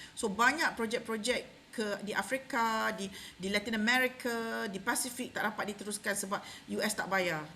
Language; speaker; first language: Malay; native; Malay